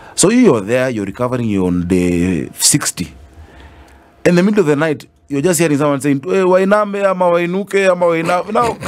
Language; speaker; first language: English; non-native, local second language; Swahili